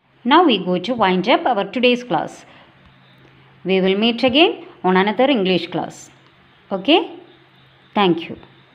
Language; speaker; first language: English; non-native, local second language; Malayalam